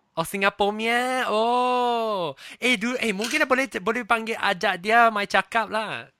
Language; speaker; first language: Malay; non-native, local second language; Chinese